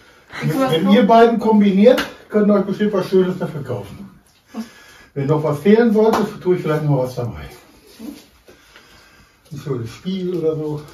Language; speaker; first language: German; native; German